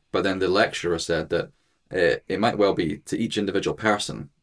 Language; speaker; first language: English; native; English